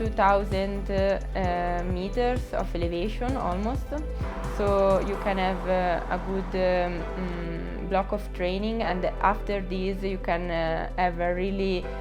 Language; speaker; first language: English; non-native, fluent; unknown